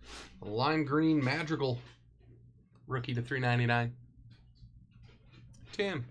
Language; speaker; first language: English; native; English